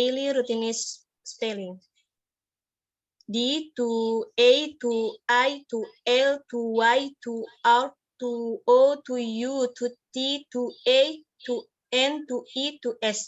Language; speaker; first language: English; non-native, learner; Indonesian